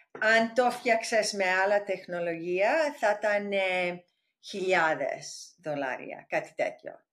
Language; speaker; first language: Greek; early bilingual, heritage; English